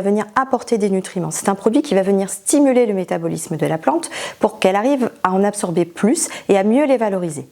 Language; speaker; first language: French; native; French